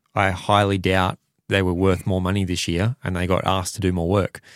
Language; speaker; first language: English; native; English